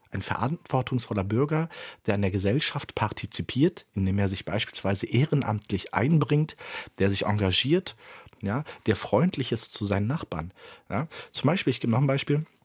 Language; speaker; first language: German; early bilingual, other home language; Turkish